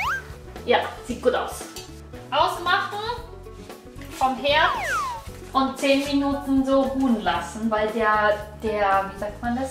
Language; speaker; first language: German; native; German